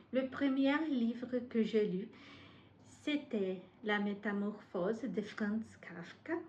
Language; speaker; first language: French; non-native, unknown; Portuguese